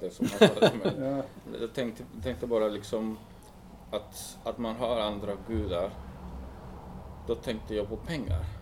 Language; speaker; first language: Swedish; non-native, fluent; English